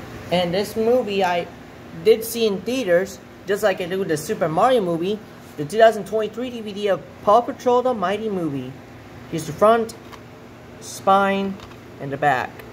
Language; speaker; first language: English; native; English